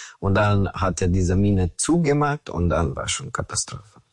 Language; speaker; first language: German; non-native, learner; Romanian